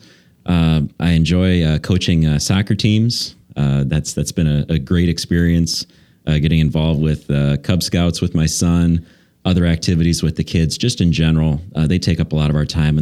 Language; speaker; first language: English; native; English